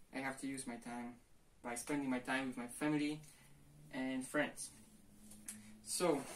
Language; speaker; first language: English; non-native, fluent; Polish